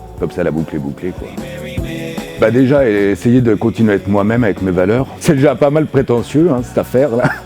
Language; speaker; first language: French; native; French